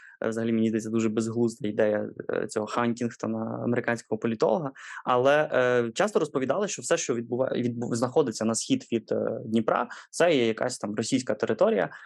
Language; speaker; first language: Ukrainian; native; Ukrainian